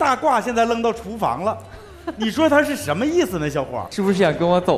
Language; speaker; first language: Chinese; native; Chinese